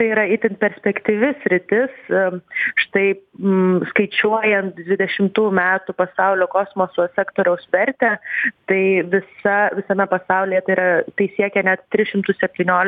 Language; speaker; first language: Lithuanian; native; Lithuanian